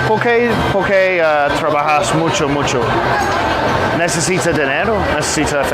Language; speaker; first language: Spanish; non-native, learner; English